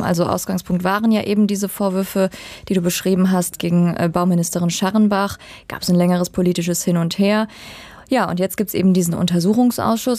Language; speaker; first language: German; native; German